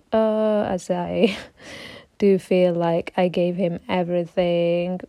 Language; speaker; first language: English; non-native, fluent; Italian